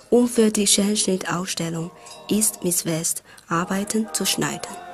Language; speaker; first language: German; non-native, fluent; Chinese